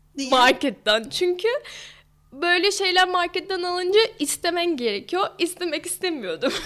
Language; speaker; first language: Turkish; non-native, fluent; English